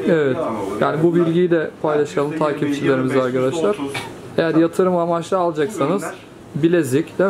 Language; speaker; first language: Turkish; native; Turkish